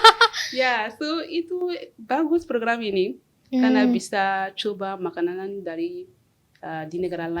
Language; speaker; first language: Indonesian; non-native, learner; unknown